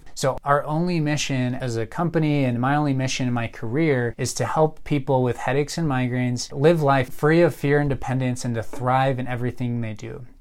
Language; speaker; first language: English; native; English